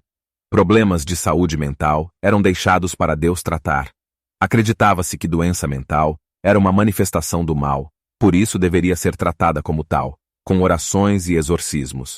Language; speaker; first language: Portuguese; native; Portuguese